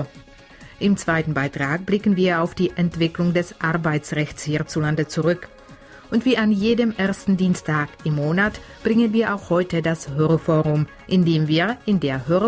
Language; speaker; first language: German; non-native, fluent; Czech